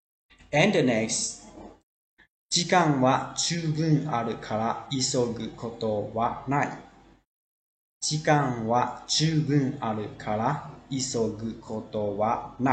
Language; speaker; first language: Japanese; non-native, fluent; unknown